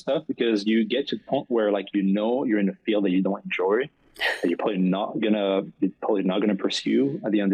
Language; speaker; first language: English; non-native, fluent; French